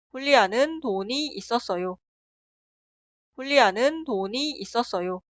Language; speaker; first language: Korean; non-native, fluent; Spanish